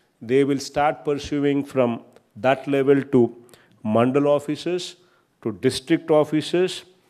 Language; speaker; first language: English; non-native, local second language; Telugu